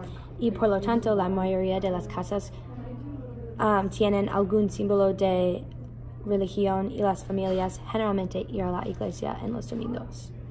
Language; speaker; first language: Spanish; non-native, learner; English